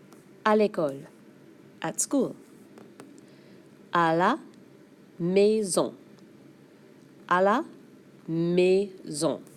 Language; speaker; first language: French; non-native, fluent; English